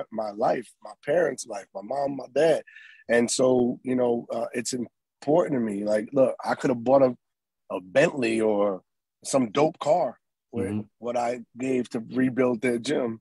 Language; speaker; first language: English; native; English